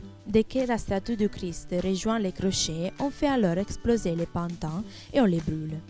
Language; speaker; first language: French; non-native, learner; Italian